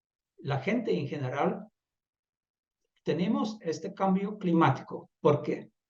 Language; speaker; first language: Spanish; non-native, fluent; Dutch